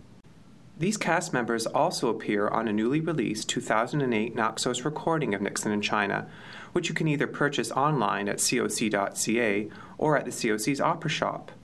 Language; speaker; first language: English; native; English